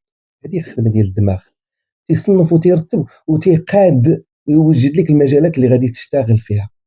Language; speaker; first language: Arabic; native; Arabic